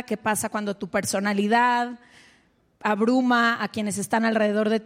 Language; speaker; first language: Spanish; native; Spanish